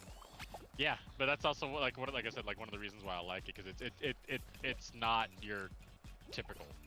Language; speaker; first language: English; native; English